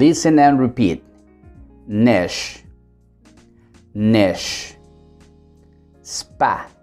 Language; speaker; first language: English; non-native, fluent; Spanish